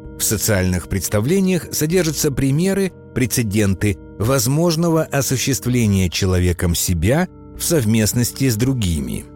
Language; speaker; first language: Russian; native; Russian